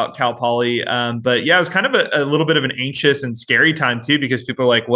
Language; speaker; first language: English; native; English